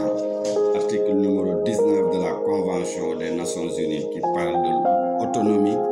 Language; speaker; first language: French; non-native, local second language; Wolof